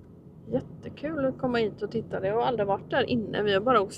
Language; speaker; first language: Swedish; native; Swedish